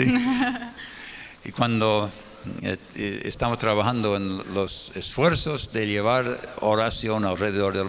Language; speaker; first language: Spanish; non-native, fluent; English